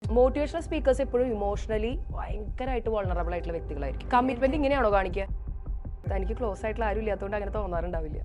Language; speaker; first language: Malayalam; native; Malayalam